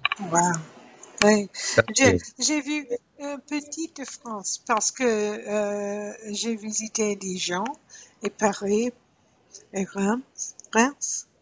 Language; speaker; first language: French; non-native, learner; English